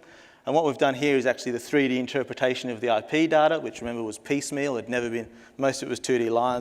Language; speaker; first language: English; native; English